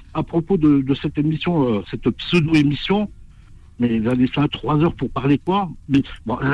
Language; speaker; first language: French; native; French